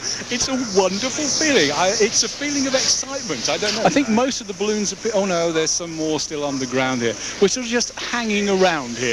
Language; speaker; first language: English; native; English